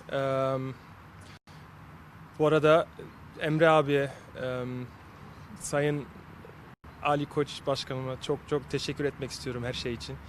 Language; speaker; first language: Turkish; early bilingual, heritage; Turkish